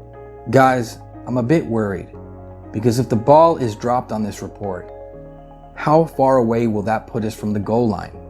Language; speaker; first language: English; native; English